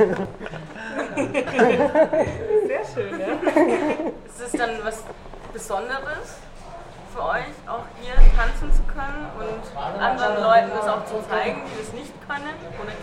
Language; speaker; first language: German; native; German